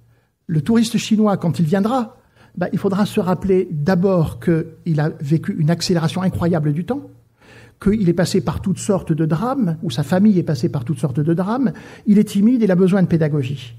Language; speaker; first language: French; native; French